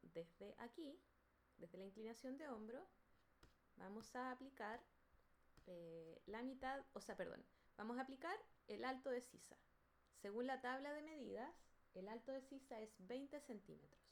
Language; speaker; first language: Spanish; native; Spanish